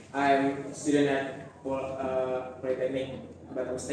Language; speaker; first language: English; non-native, learner; Indonesian